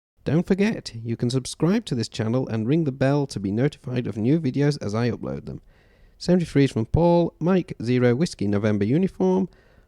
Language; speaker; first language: English; native; English